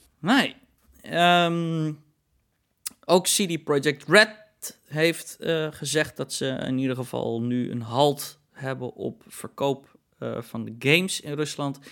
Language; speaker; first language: Dutch; native; Dutch